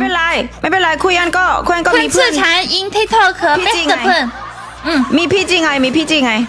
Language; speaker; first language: Thai; non-native, fluent; Korean